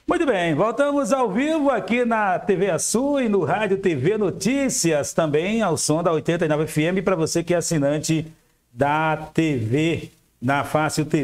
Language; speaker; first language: Portuguese; native; Portuguese